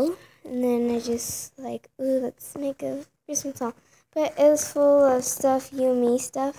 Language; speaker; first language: English; native; English